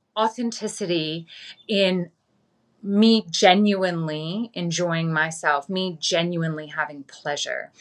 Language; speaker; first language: English; native; English